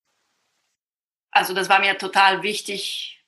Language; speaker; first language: German; non-native, fluent; Italian